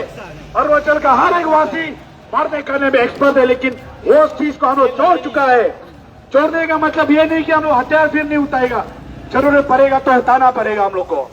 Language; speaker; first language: Hindi; non-native, local second language; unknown